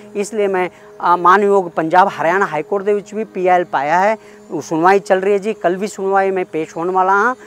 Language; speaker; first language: Punjabi; non-native, fluent; Kannada